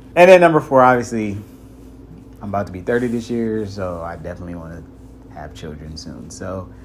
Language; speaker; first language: English; native; English